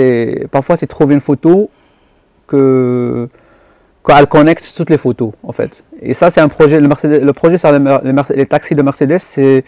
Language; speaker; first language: French; non-native, local second language; Arabic